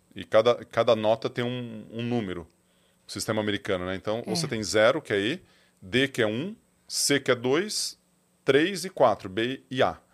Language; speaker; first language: Portuguese; native; Portuguese